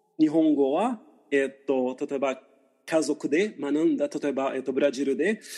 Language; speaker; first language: Japanese; non-native, fluent; Portuguese